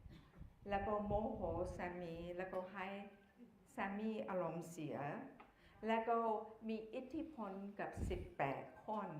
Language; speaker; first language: Thai; non-native, fluent; English